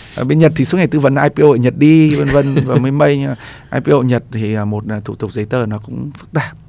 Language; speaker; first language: Vietnamese; native; Vietnamese